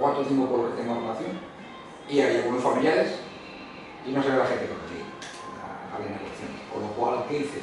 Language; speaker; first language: Spanish; native; Spanish